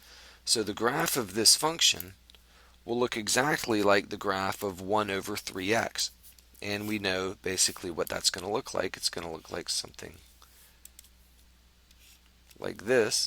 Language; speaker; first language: English; native; English